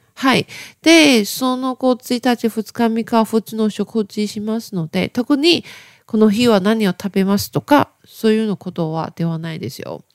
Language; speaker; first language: Japanese; non-native, learner; Chinese